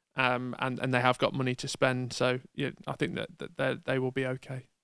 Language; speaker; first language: English; native; English